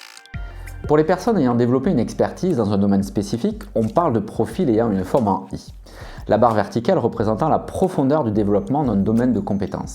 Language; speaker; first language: French; native; French